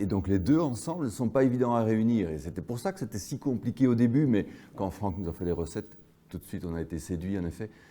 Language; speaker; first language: French; native; French